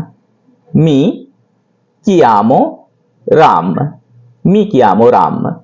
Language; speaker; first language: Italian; non-native, learner; Hindi